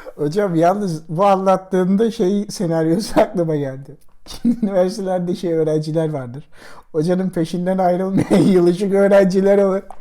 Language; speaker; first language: Turkish; native; Turkish